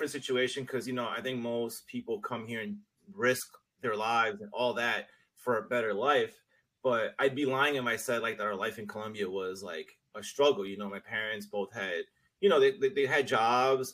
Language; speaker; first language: English; early bilingual, other home language; Spanish